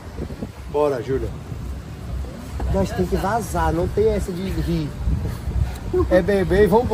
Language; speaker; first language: Portuguese; native; Portuguese